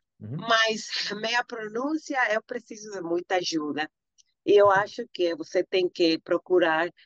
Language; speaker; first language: Portuguese; non-native, learner; Spanish